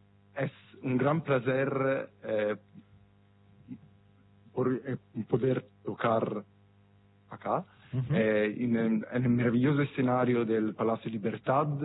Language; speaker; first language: Spanish; non-native, fluent; Italian